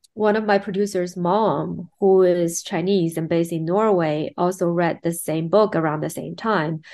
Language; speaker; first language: English; non-native, fluent; Chinese